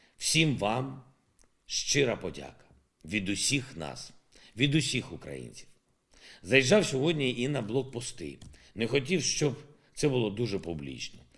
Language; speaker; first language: Ukrainian; non-native, local second language; Russian